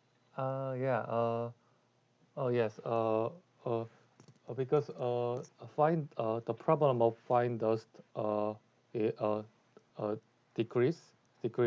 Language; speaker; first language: English; non-native, learner; Korean